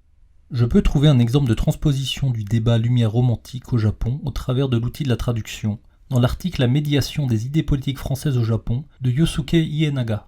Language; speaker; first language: French; native; French